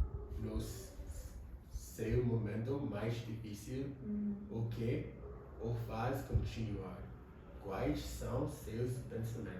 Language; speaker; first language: Portuguese; non-native, learner; English